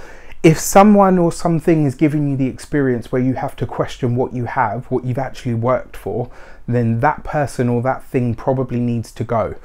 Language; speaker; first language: English; native; English